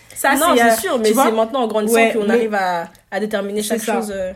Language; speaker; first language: French; native; French